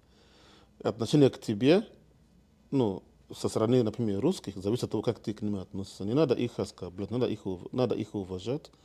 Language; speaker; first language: Russian; non-native, fluent; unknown